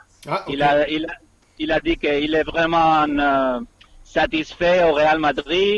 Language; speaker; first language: French; non-native, fluent; Spanish